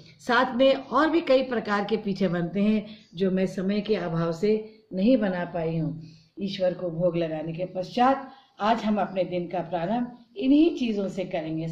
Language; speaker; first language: Hindi; non-native, local second language; Bangla